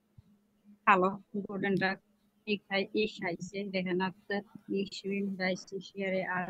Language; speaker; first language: German; non-native, learner; Bangla